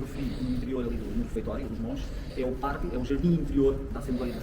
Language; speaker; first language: Portuguese; native; Portuguese